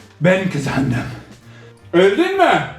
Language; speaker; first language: Turkish; non-native, learner; English